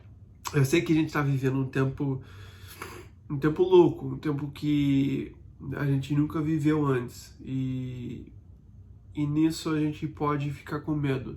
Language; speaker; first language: Portuguese; non-native, fluent; English